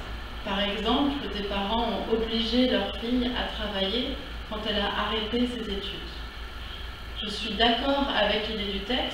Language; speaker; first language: French; non-native, learner; Korean